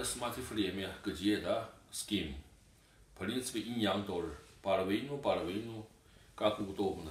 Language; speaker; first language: Russian; non-native, learner; Chinese